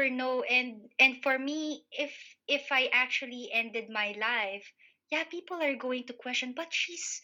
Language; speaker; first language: English; non-native, local second language; Filipino